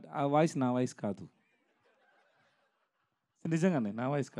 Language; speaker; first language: Telugu; non-native, learner; Tamil